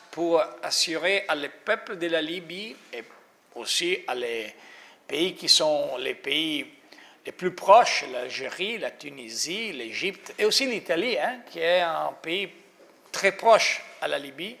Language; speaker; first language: French; non-native, fluent; Italian